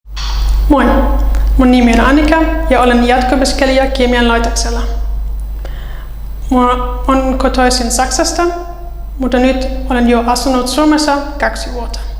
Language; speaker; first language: Finnish; non-native, fluent; German